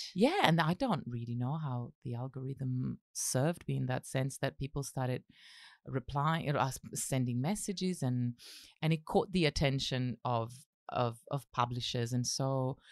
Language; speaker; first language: English; non-native, fluent; Italian